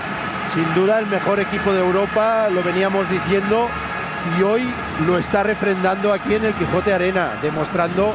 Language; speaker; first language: Spanish; native; Spanish